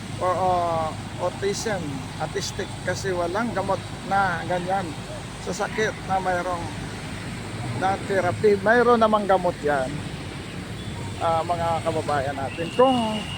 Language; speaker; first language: Filipino; native; Filipino